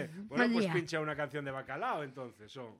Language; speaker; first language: Spanish; native; Spanish